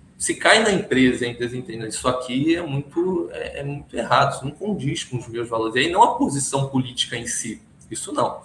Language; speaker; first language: Portuguese; early bilingual, other home language; Hebrew